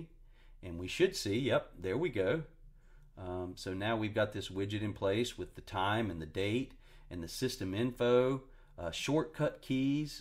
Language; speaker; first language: English; native; English